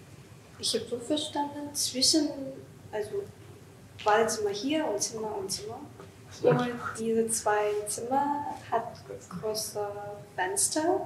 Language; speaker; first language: German; non-native, learner; Japanese